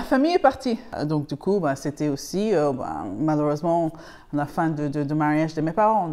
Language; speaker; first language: French; non-native, fluent; English